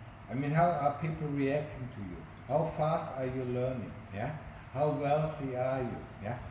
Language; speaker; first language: English; non-native, fluent; German